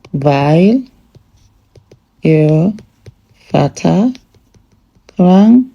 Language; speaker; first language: German; non-native, fluent; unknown